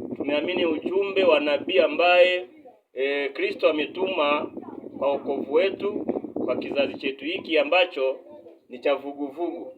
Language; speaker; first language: Swahili; non-native, local second language; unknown